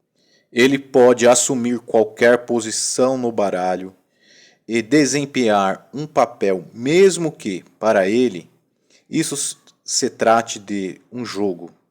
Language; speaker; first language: Portuguese; native; Portuguese